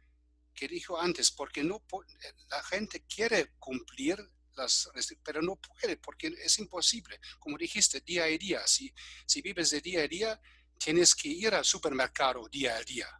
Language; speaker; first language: Spanish; non-native, fluent; German